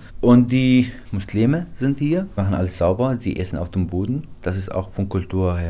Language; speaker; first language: German; non-native, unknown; Arabic